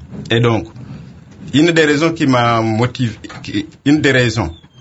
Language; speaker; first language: French; non-native, local second language; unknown